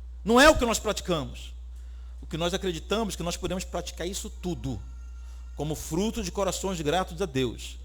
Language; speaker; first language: Portuguese; native; Portuguese